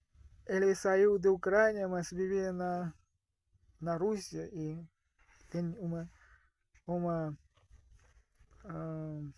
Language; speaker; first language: Portuguese; non-native, fluent; Russian